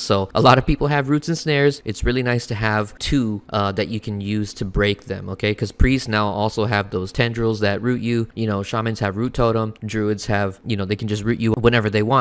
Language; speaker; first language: English; native; English